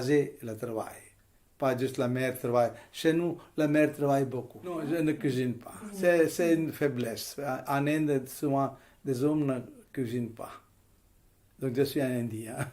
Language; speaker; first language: French; non-native, fluent; Hindi